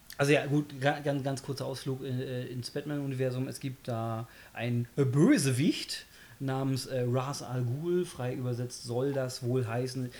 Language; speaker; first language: German; early bilingual, other home language; Polish